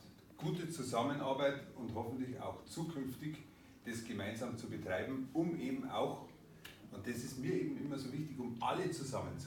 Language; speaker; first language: German; native; German